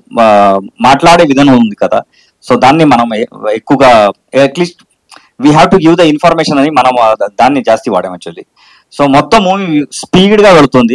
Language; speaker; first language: Telugu; non-native, learner; Kannada